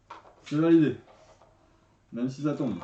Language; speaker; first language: French; native; French